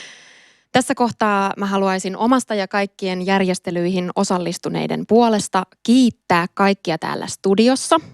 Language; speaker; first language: Finnish; native; Finnish